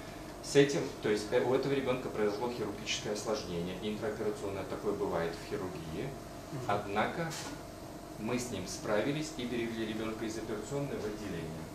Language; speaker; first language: Russian; native; Russian